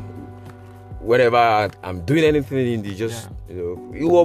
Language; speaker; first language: English; non-native, local second language; Yoruba